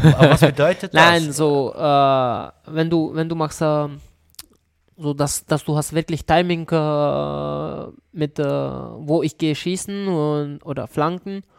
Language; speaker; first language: German; non-native, learner; Czech